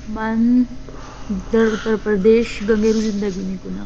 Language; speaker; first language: Persian; non-native, learner; Urdu